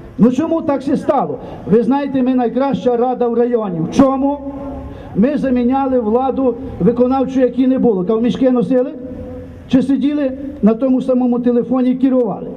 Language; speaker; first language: Ukrainian; native; Ukrainian